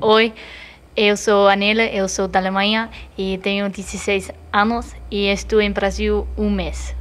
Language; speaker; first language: Portuguese; non-native, learner; German